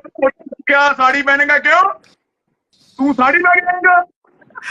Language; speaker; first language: Hindi; non-native, local second language; Punjabi